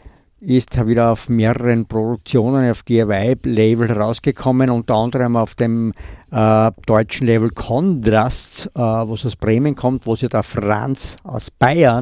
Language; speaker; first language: German; native; German